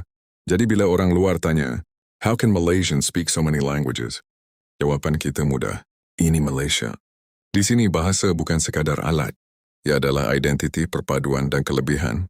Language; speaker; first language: Malay; native; Malay